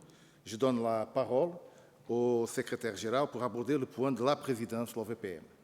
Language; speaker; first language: French; non-native, fluent; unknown